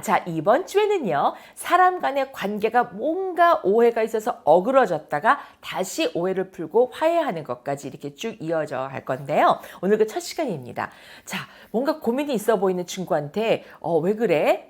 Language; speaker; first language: Korean; native; Korean